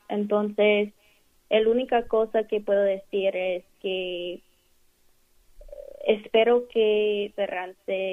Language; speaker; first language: Spanish; non-native, fluent; English